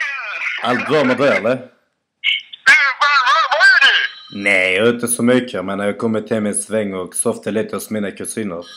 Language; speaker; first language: Swedish; native; Swedish